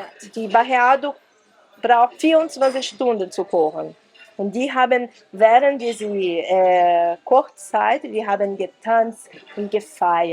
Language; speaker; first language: German; non-native, fluent; Portuguese